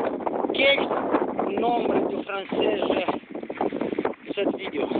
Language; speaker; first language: French; non-native, learner; Romanian